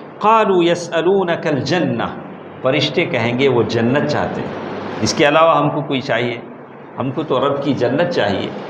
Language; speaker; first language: Urdu; native; Urdu